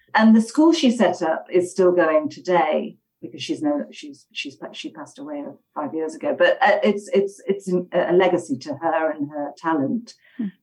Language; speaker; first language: English; native; English